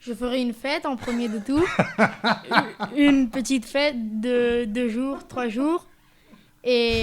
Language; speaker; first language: French; non-native, fluent; Spanish